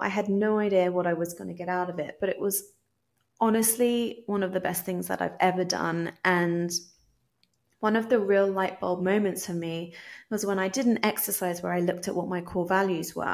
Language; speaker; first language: English; native; English